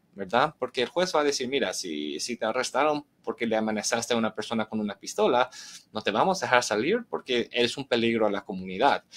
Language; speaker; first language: Spanish; early bilingual, heritage; Spanish